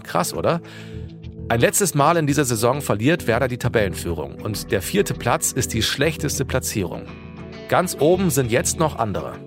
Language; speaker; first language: German; native; German